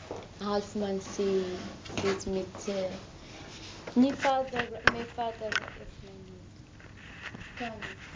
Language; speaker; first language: Dutch; non-native, learner; Arabic